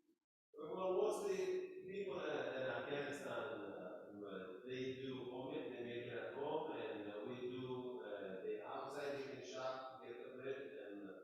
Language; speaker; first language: English; non-native, local second language; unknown